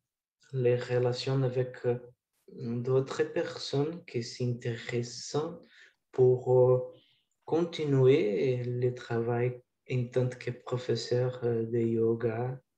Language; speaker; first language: French; non-native, learner; Portuguese